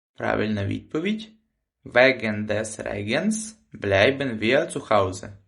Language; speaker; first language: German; non-native, fluent; Ukrainian